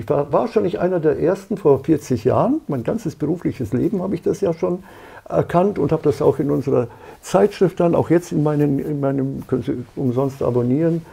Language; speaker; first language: German; native; German